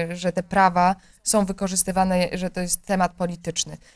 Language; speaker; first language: Polish; native; Polish